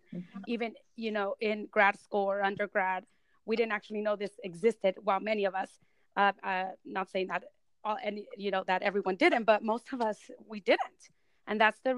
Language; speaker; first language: English; early bilingual, other home language; Spanish